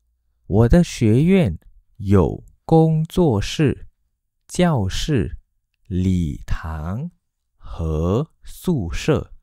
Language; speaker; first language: Chinese; non-native, fluent; Malay